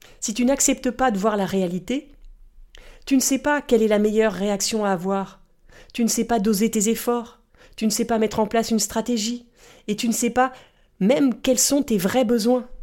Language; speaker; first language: French; native; French